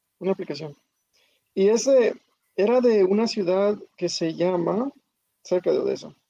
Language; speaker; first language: Spanish; early bilingual, heritage; Spanish